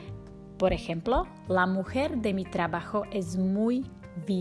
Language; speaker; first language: Spanish; non-native, fluent; Slovak